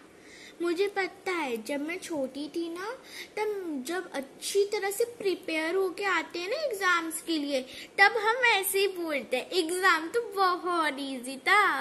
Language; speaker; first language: Hindi; native; Hindi